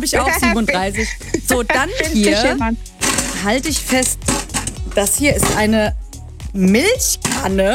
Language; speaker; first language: German; native; German